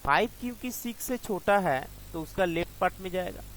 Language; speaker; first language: Hindi; non-native, local second language; Bangla